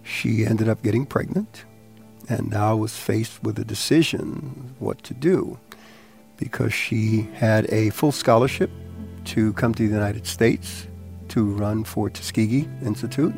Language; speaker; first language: English; early bilingual, other home language; Spanish